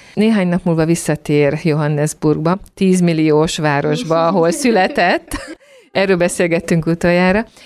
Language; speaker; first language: Hungarian; native; Hungarian